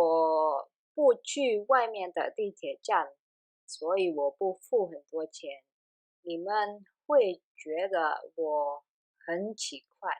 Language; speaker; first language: Chinese; non-native, learner; Indonesian